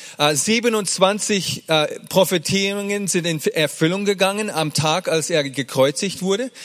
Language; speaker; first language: German; early bilingual, other home language; English